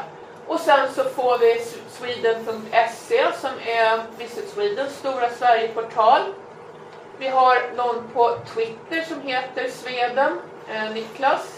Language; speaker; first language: Swedish; native; Swedish